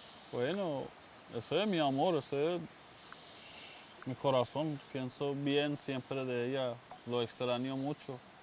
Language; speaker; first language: Spanish; non-native, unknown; Persian